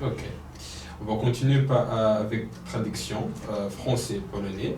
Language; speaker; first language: French; non-native, fluent; Polish